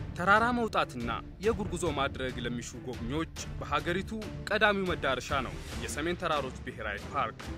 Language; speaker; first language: Amharic; native; Amharic